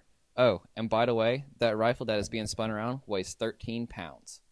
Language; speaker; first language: English; native; English